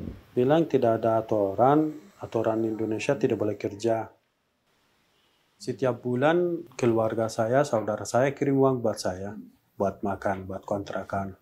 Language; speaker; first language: Indonesian; non-native, learner; Persian